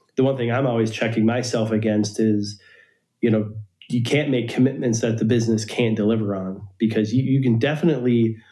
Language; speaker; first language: English; native; English